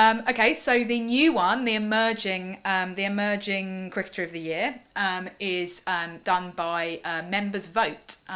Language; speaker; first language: English; native; English